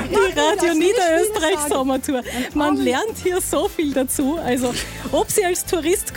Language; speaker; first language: German; native; German